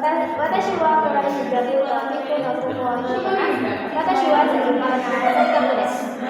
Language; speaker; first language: Japanese; non-native, learner; Indonesian